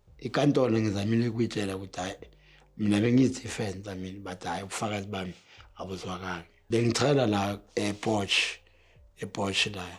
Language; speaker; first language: Zulu; native; Zulu